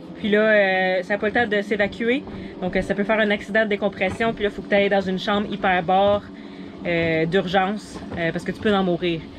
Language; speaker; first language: French; native; French